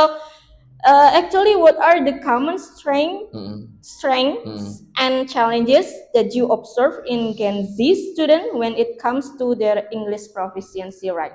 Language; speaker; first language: English; non-native, learner; Indonesian